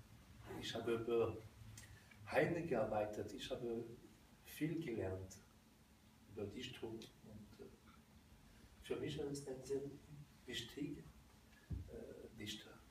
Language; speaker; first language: German; non-native, fluent; French